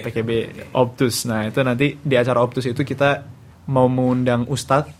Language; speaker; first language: Indonesian; native; Indonesian